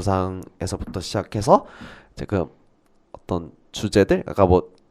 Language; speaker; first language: Korean; native; Korean